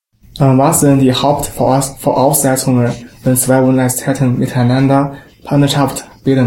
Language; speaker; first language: German; non-native, learner; Chinese